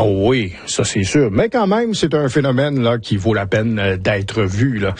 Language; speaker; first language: French; native; French